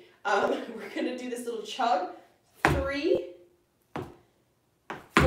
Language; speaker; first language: English; native; English